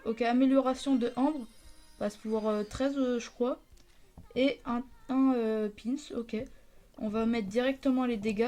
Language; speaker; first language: French; native; French